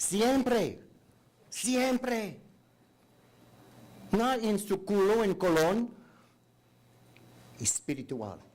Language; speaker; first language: Spanish; non-native, learner; English